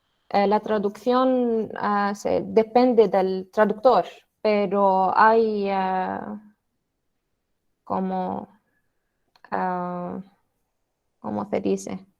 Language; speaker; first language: Spanish; non-native, learner; Arabic